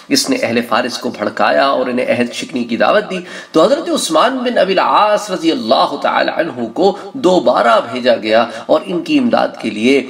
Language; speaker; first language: Urdu; native; Urdu